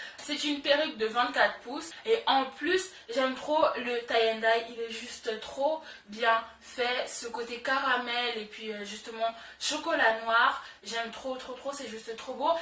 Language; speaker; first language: French; early bilingual, other home language; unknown